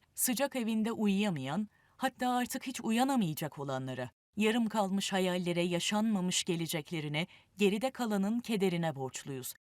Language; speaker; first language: Turkish; native; Turkish